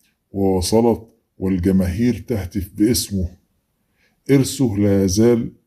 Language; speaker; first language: Arabic; native; Arabic